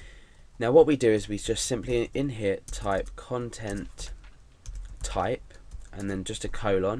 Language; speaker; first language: English; native; English